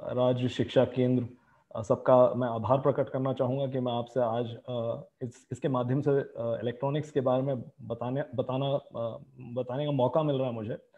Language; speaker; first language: Hindi; native; Hindi